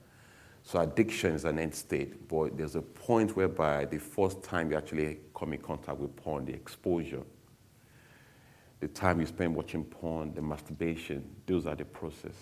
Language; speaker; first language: English; non-native, local second language; Yoruba